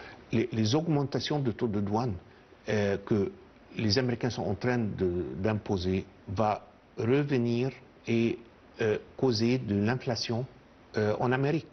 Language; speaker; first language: French; non-native, fluent; Arabic